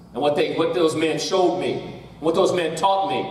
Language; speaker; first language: English; native; English